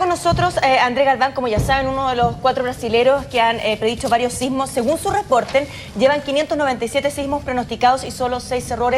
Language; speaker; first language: Spanish; native; Spanish